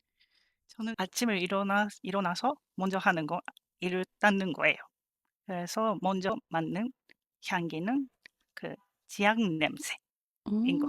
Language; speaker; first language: Korean; non-native, fluent; Japanese